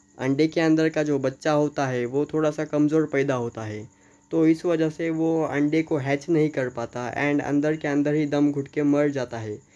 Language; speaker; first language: Hindi; native; Hindi